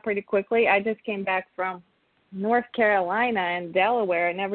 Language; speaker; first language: English; non-native, fluent; Russian